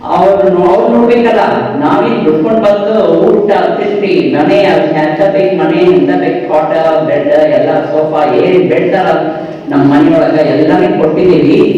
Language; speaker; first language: Kannada; non-native, local second language; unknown